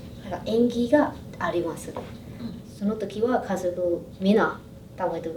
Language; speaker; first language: Japanese; non-native, fluent; Burmese